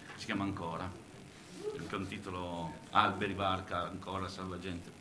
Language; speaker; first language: Italian; native; Italian